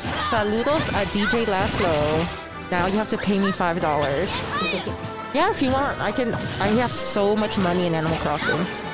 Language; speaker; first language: English; native; English